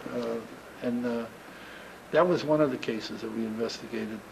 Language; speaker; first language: English; native; English